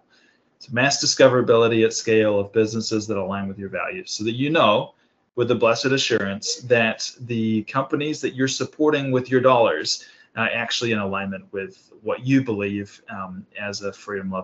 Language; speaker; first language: English; native; English